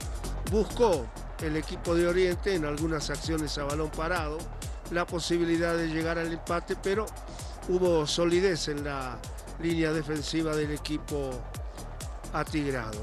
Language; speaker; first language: Spanish; native; Spanish